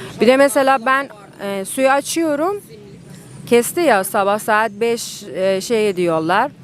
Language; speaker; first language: Turkish; non-native, learner; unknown